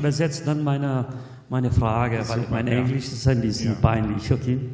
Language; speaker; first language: German; non-native, fluent; Portuguese